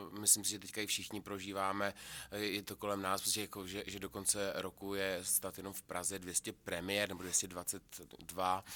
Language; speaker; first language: Czech; native; Czech